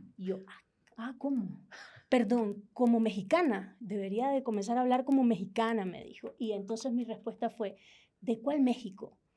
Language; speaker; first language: Spanish; native; Spanish